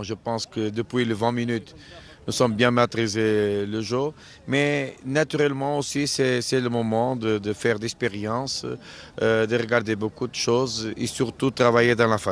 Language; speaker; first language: French; non-native, fluent; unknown